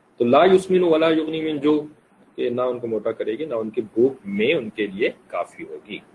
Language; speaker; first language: Urdu; native; Urdu